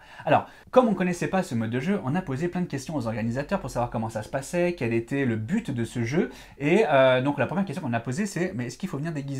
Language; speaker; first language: French; native; French